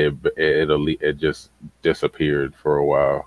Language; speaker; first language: English; native; English